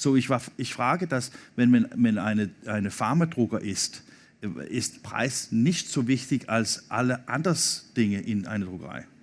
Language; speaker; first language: German; non-native, learner; Danish